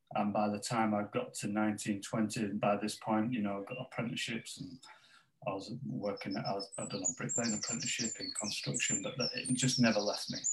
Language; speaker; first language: English; native; English